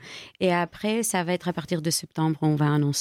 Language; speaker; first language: French; non-native, fluent; Greek